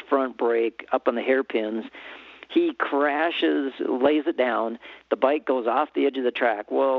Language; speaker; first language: English; native; English